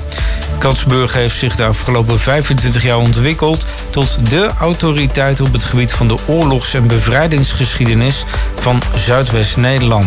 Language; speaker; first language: Dutch; native; Dutch